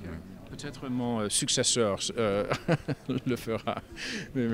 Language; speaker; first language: French; non-native, fluent; English